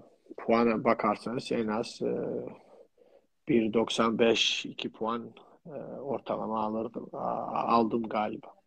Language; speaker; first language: Turkish; non-native, fluent; Georgian